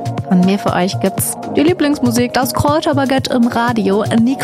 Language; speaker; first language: German; native; German